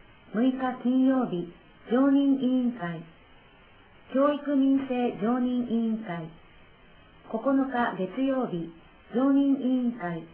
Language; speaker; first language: Japanese; native; Japanese